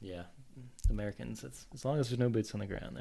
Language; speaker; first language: English; native; English